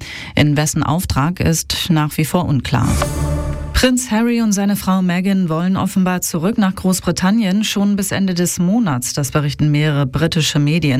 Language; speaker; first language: German; native; German